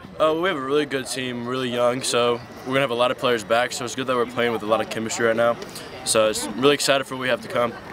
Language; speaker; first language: English; native; English